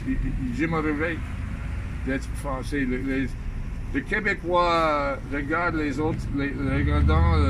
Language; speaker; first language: French; non-native, learner; English